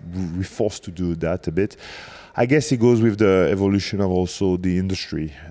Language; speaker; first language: English; non-native, fluent; French